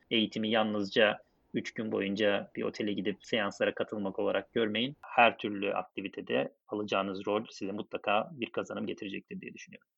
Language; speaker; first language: Turkish; native; Turkish